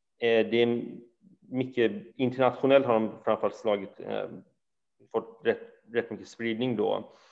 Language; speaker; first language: Swedish; early bilingual, other home language; Persian